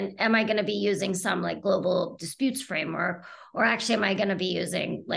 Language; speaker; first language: English; native; English